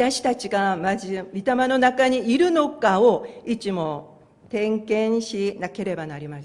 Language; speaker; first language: Japanese; non-native, fluent; Korean